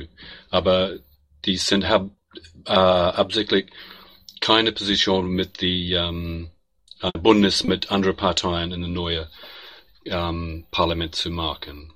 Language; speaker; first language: German; non-native, learner; English